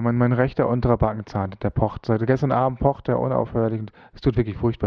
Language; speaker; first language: German; native; German